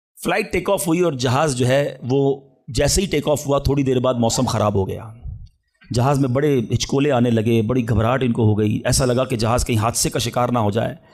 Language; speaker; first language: Urdu; native; Urdu